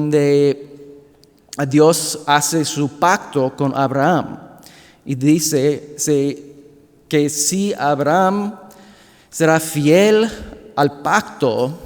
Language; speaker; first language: Spanish; non-native, fluent; English